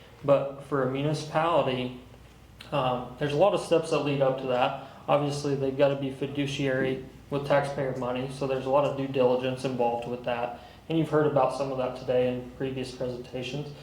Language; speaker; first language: English; native; English